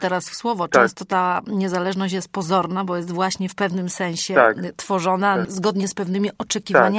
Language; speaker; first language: Polish; native; Polish